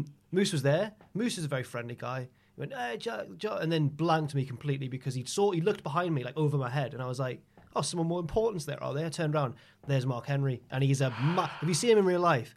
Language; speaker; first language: English; native; English